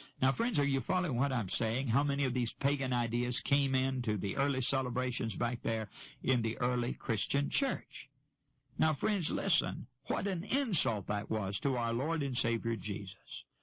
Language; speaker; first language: English; native; English